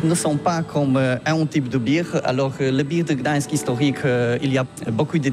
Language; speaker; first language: French; non-native, learner; Polish